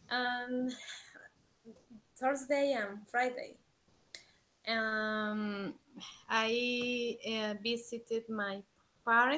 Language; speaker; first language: English; non-native, learner; Spanish